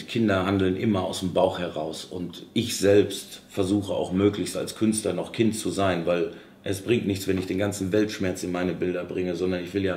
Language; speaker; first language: German; native; German